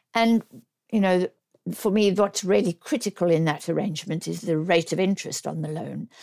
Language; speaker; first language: English; native; English